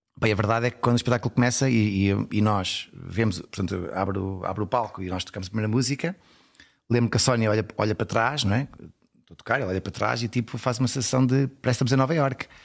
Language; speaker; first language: Portuguese; early bilingual, heritage; Portuguese